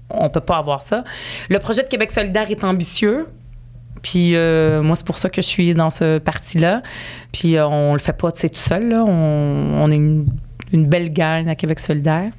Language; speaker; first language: French; early bilingual, other home language; Arabic